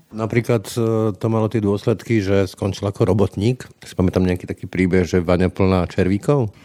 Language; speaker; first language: Slovak; native; Slovak